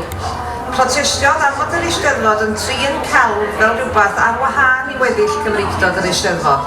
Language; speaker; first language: Welsh; native; Welsh